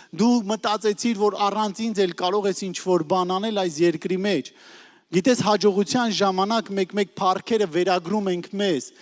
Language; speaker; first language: Armenian; native; Armenian